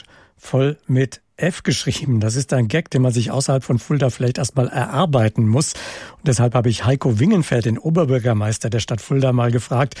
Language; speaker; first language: German; native; German